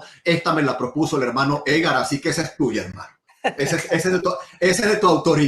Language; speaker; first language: Spanish; native; Spanish